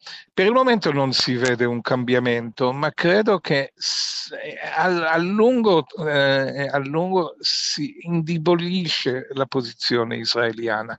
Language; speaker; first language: Italian; non-native, fluent; Hebrew